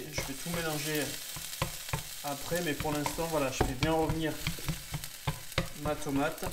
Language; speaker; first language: French; native; French